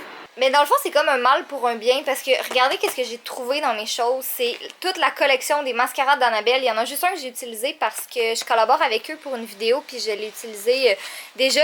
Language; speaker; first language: French; native; French